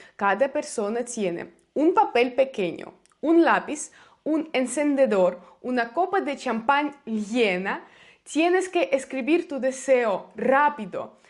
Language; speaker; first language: Spanish; non-native, fluent; Russian